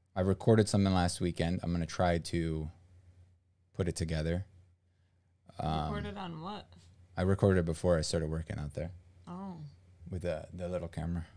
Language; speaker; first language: English; non-native, fluent; Portuguese